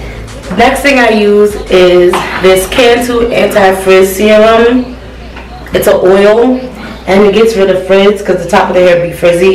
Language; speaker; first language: English; native; English